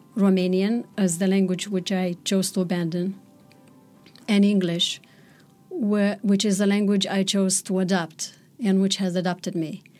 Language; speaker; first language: English; non-native, fluent; Romanian